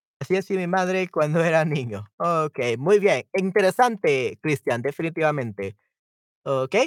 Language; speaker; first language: Spanish; native; Spanish